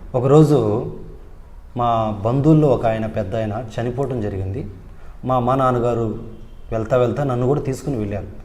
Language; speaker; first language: Telugu; non-native, local second language; Urdu